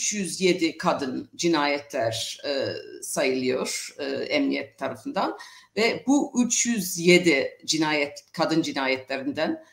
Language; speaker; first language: Turkish; non-native, fluent; English